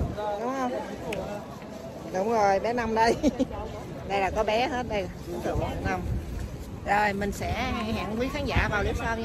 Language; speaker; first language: Vietnamese; native; Vietnamese